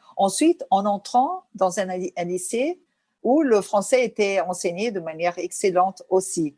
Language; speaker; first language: French; non-native, fluent; Portuguese